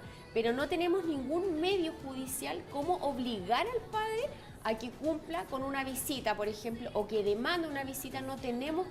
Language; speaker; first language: Spanish; native; Spanish